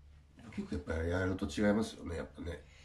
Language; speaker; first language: Japanese; native; Japanese